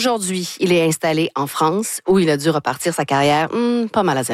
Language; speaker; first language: French; native; French